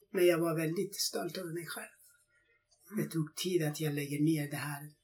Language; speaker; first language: Swedish; non-native, fluent; Persian